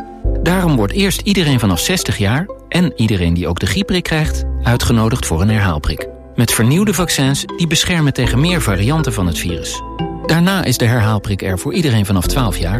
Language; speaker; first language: Dutch; native; Dutch